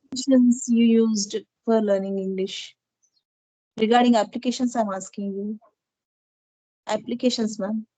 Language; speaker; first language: English; non-native, learner; Telugu